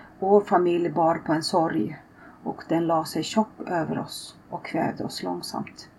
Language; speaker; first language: Swedish; early bilingual, other home language; Finnish